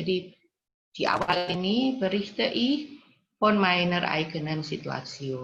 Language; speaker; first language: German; non-native, fluent; Indonesian